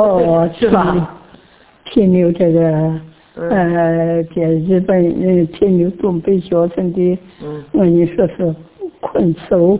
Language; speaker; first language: Chinese; native; Chinese